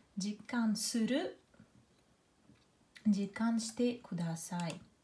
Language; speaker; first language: Japanese; non-native, fluent; Russian